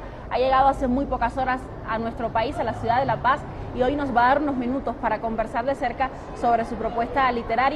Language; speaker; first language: Spanish; native; Spanish